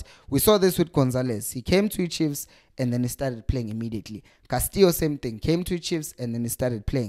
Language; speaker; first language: English; non-native, local second language; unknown